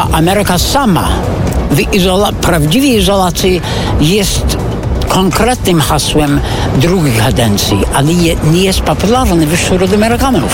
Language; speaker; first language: Polish; non-native, fluent; English